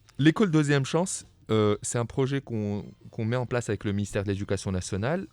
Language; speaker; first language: French; non-native, local second language; Arabic